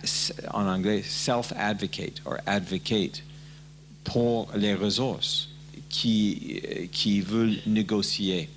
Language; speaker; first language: French; non-native, learner; English